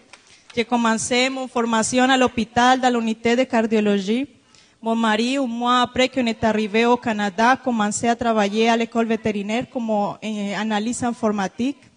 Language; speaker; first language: French; non-native, fluent; Spanish